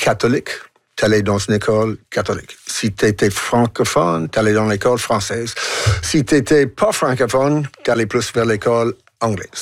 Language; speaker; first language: French; non-native, local second language; English